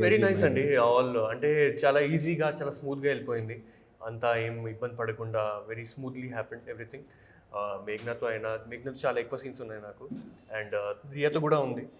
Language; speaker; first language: Telugu; non-native, fluent; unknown